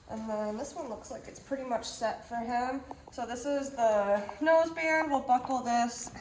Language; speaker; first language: English; native; English